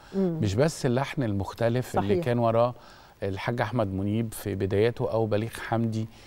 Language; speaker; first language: Egyptian Arabic; native; Egyptian Arabic